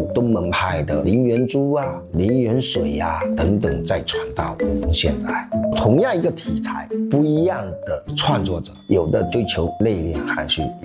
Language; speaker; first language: Chinese; native; Chinese